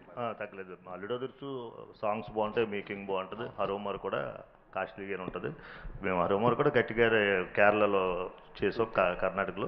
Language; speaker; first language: Telugu; native; Telugu